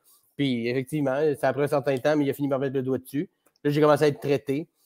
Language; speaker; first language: French; native; French